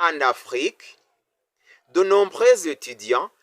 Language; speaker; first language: French; non-native, local second language; Kinyarwanda